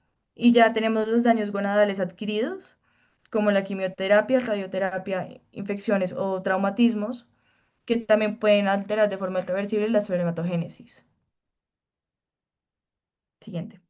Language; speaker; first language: Spanish; native; Spanish